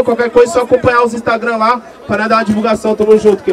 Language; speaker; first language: Portuguese; native; Portuguese